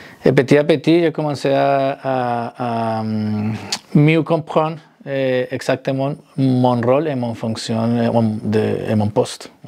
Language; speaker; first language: French; non-native, fluent; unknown